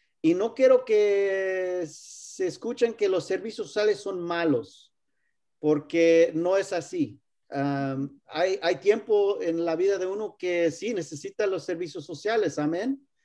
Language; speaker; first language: Spanish; early bilingual, heritage; Spanish